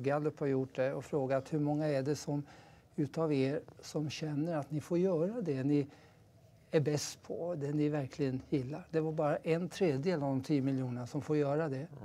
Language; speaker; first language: Swedish; native; Swedish